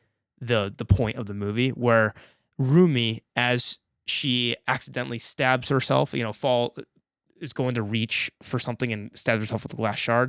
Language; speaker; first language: English; native; English